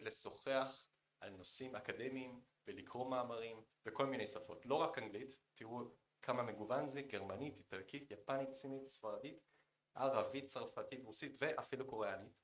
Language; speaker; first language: Hebrew; non-native, fluent; Korean